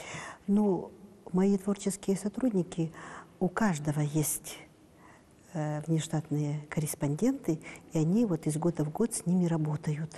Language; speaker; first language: Russian; non-native, local second language; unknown